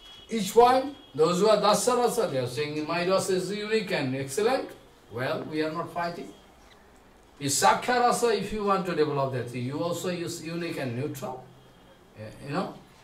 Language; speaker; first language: English; non-native, local second language; Bangla